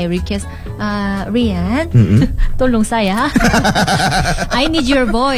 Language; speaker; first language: English; non-native, learner; Korean